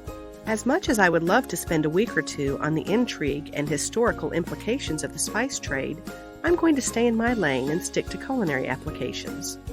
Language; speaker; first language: English; native; English